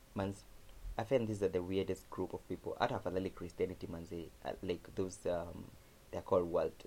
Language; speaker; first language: English; non-native, local second language; Kamba